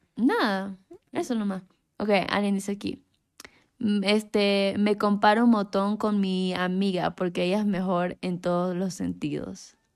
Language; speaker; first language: Spanish; native; Spanish